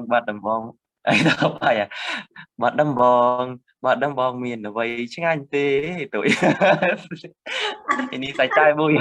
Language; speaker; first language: Indonesian; non-native, learner; Khmer